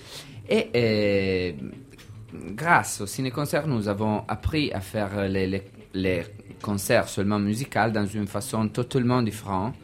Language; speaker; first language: French; non-native, learner; Italian